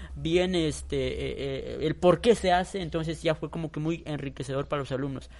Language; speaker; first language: Spanish; non-native, local second language; Tzotzil